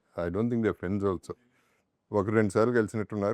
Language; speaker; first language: Telugu; native; Telugu